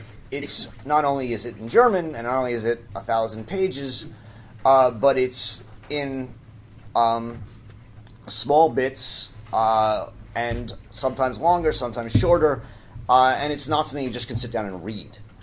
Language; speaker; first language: English; native; English